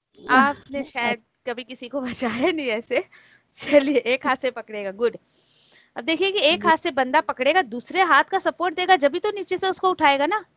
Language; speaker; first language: Urdu; native; Urdu